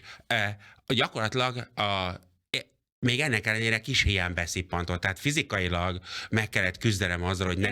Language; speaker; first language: Hungarian; native; Hungarian